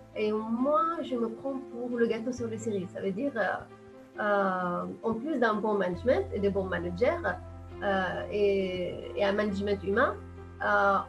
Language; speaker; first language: French; non-native, local second language; Arabic